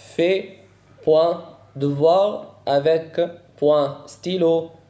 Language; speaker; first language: French; non-native, fluent; Arabic